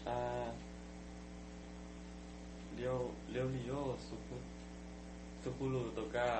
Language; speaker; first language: Japanese; non-native, learner; Thai